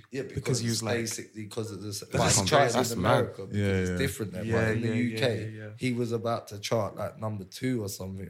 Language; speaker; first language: English; native; English